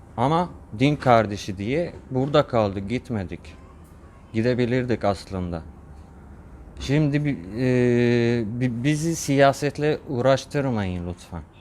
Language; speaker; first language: Turkish; non-native, fluent; Arabic